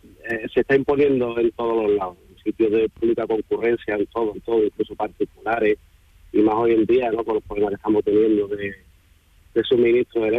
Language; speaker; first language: Spanish; native; Spanish